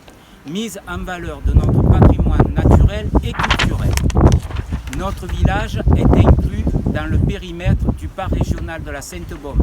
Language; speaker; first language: French; native; French